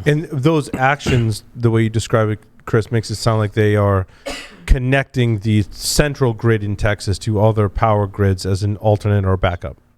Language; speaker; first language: English; native; English